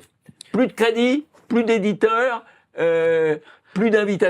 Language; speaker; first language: French; native; French